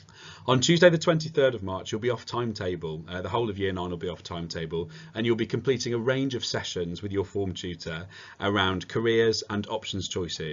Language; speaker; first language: English; native; English